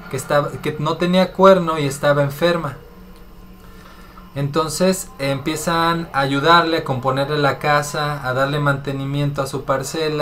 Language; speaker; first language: Spanish; native; Spanish